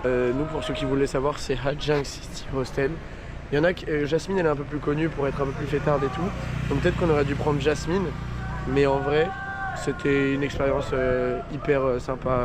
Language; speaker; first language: French; native; French